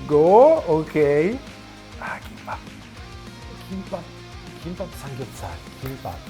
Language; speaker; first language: Korean; non-native, learner; Italian